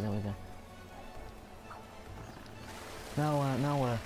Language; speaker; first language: English; native; English